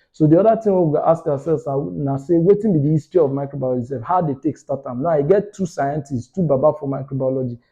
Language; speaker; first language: Nigerian Pidgin; non-native, local second language; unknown